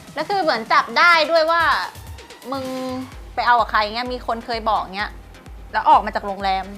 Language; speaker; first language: Thai; native; Thai